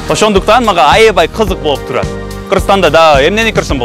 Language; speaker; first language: Kyrgyz; non-native, fluent; English